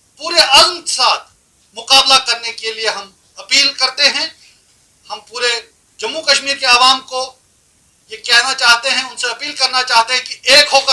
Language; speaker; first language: Hindi; non-native, local second language; Kashmiri